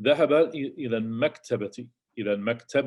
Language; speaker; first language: Arabic; non-native, fluent; English